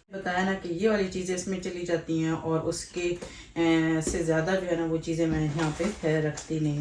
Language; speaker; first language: Urdu; native; Urdu